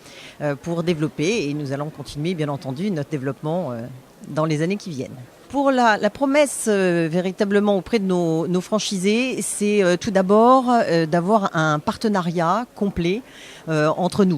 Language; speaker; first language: French; native; French